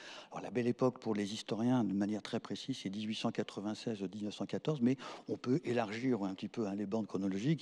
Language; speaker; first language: French; native; French